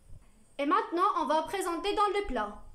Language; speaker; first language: French; non-native, learner; Arabic